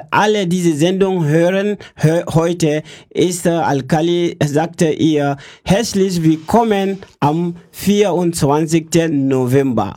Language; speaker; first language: German; non-native, learner; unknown